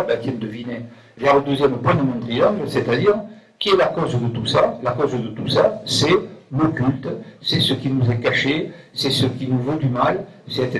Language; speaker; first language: French; native; French